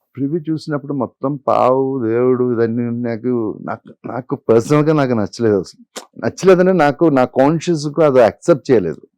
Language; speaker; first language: Telugu; non-native, learner; Malayalam